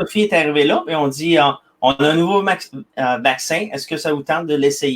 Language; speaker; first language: French; native; French